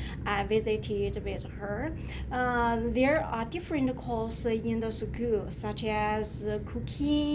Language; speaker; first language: English; non-native, learner; Chinese